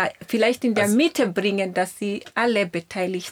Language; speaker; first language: German; non-native, fluent; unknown